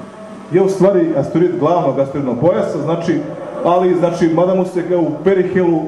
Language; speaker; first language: Serbian; native; Serbian